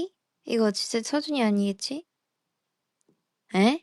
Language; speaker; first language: Korean; non-native, fluent; Japanese